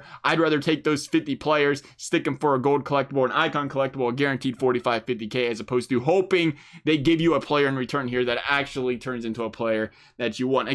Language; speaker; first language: English; native; English